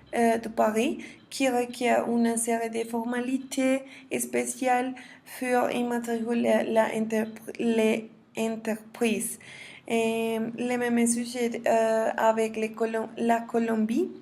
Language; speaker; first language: French; non-native, learner; Spanish